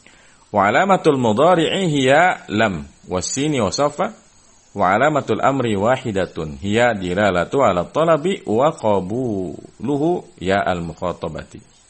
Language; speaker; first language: Arabic; non-native, fluent; Indonesian